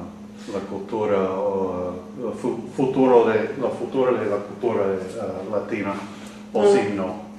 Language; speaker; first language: Spanish; non-native, learner; English